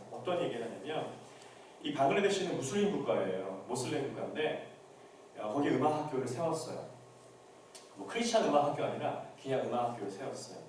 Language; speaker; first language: Korean; native; Korean